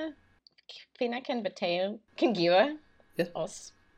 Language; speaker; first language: Danish; non-native, learner; English